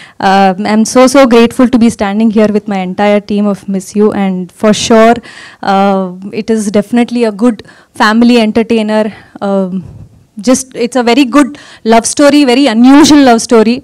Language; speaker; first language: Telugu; non-native, fluent; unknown